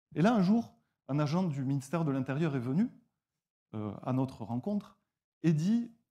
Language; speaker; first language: French; native; French